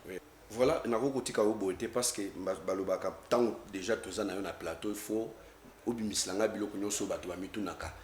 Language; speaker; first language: Lingala; native; Lingala